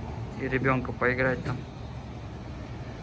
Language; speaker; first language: Russian; native; Russian